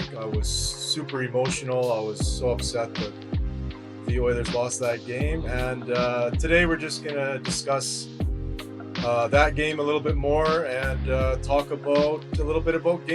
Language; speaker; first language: English; native; English